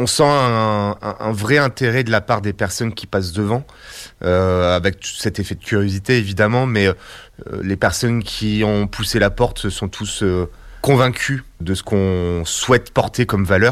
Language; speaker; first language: French; native; French